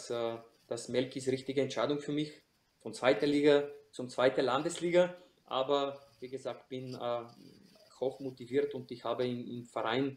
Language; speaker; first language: German; non-native, fluent; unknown